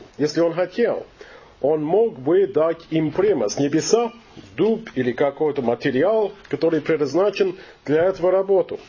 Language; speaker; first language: Russian; non-native, fluent; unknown